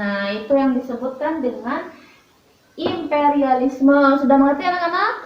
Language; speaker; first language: Indonesian; native; Indonesian